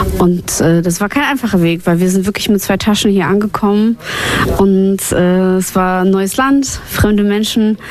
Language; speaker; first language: German; early bilingual, other home language; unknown